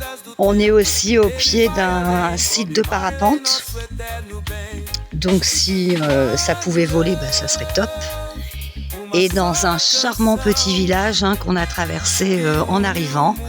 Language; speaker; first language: French; native; French